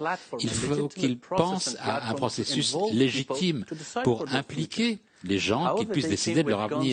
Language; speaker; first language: French; non-native, fluent; Persian